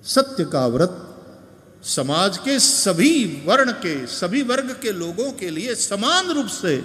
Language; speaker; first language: Hindi; non-native, local second language; Gujarati